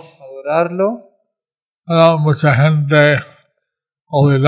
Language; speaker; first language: Spanish; non-native, learner; English